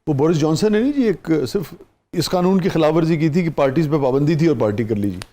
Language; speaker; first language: Urdu; non-native, local second language; Punjabi